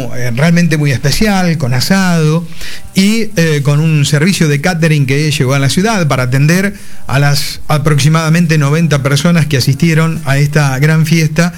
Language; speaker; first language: Spanish; native; Spanish